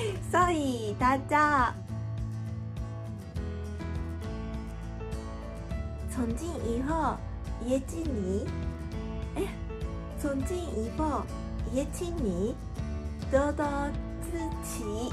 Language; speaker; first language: Chinese; non-native, learner; Japanese